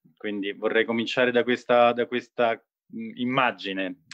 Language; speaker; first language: Italian; native; Italian